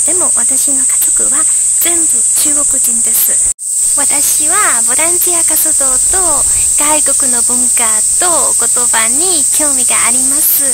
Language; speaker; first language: Japanese; non-native, learner; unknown